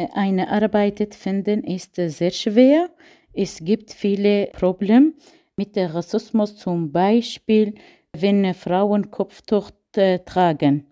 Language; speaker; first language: German; non-native, learner; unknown